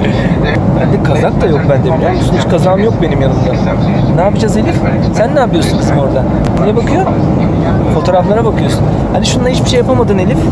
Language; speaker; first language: Turkish; native; Turkish